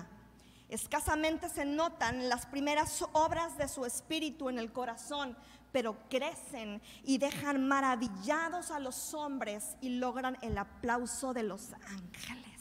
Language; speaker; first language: Spanish; native; Spanish